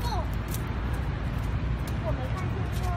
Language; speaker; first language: Chinese; non-native, learner; Vietnamese